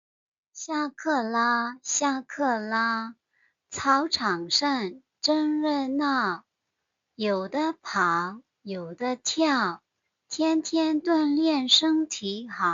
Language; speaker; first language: Chinese; non-native, fluent; Burmese